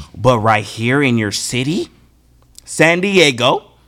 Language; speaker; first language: English; native; English